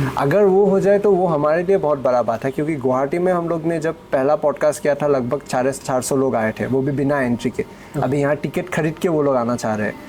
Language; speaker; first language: Hindi; non-native, local second language; Assamese